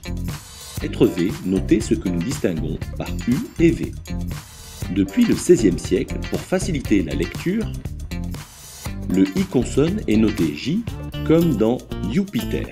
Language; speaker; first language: French; native; French